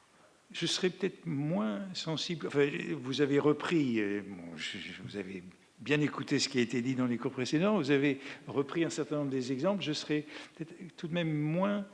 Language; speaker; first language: French; native; French